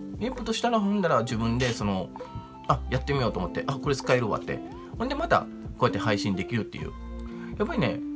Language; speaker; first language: Japanese; native; Japanese